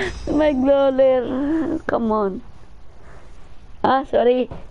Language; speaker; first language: English; non-native, local second language; Filipino